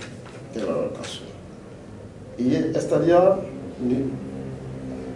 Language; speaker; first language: Spanish; non-native, local second language; French